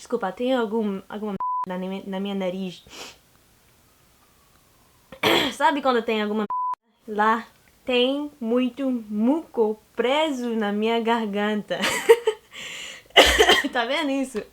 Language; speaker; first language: Portuguese; non-native, learner; English